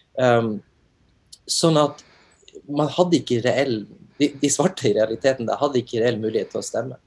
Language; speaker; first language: Norwegian; native; Norwegian